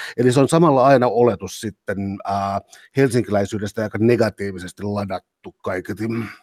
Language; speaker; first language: Finnish; native; Finnish